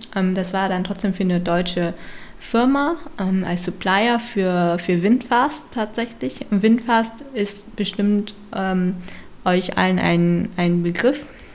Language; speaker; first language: German; early bilingual, other home language; Vietnamese